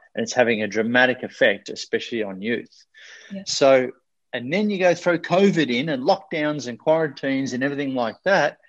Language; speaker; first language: English; native; English